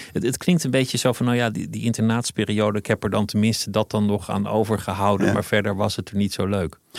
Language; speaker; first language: Dutch; native; Dutch